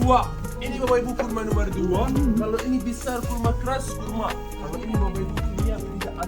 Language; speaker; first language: Indonesian; non-native, learner; Arabic